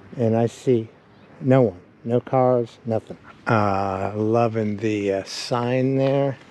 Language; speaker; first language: English; native; English